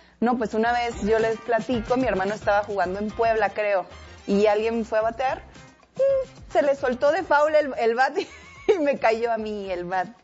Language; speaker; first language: Spanish; native; Spanish